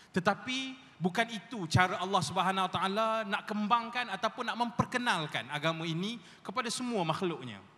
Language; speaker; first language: Malay; native; Malay